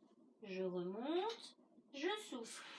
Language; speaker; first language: French; native; French